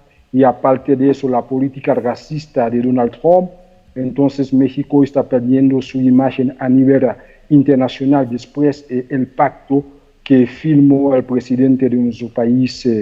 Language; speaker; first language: Spanish; non-native, fluent; Haitian Creole